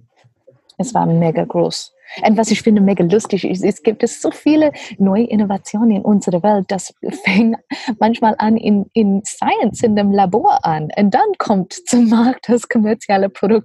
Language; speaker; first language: German; non-native, learner; English